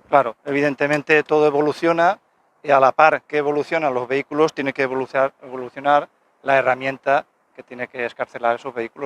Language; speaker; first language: Spanish; native; Spanish